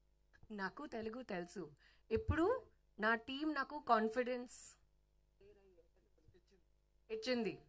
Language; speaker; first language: Telugu; non-native, fluent; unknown